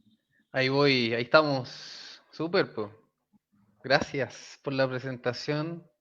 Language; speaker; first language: Spanish; native; Spanish